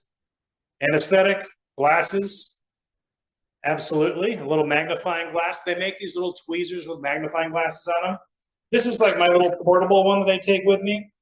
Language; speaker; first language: English; native; English